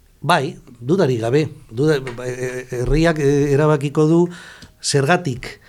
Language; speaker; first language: Basque; non-native, local second language; Spanish